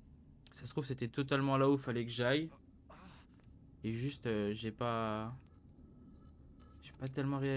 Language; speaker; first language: French; native; French